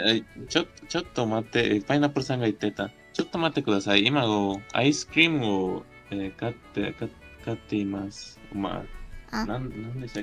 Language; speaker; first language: Japanese; non-native, fluent; Spanish